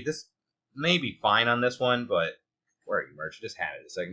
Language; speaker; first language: English; native; English